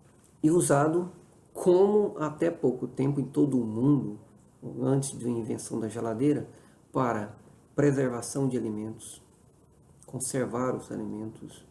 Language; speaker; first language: Portuguese; native; Portuguese